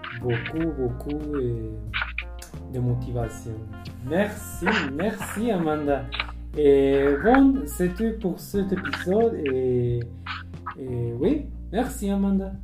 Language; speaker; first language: French; non-native, fluent; Spanish